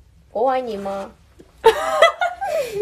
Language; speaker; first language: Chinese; non-native, learner; Korean